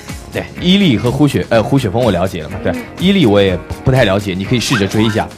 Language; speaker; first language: Chinese; native; Chinese